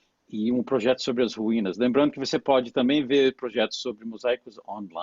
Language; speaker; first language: Portuguese; native; Portuguese